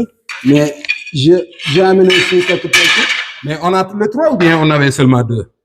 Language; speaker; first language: French; non-native, local second language; Wolof